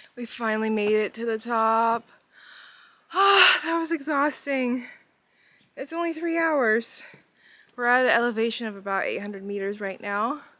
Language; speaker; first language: English; early bilingual, other home language; Chinese